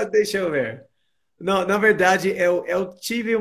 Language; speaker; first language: Portuguese; non-native, fluent; English